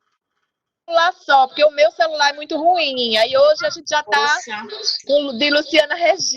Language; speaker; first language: Portuguese; native; Portuguese